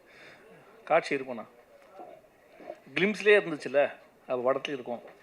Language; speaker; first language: Tamil; native; Tamil